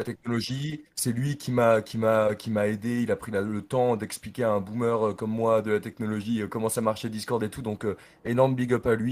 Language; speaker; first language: French; native; French